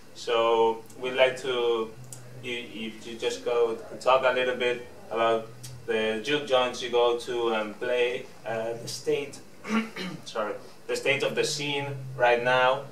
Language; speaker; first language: English; non-native, fluent; Spanish